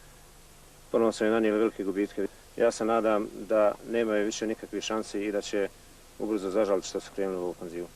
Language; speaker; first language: Bosnian; native; Bosnian